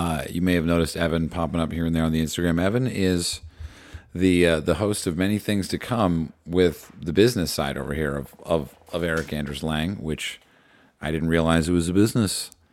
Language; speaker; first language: English; native; English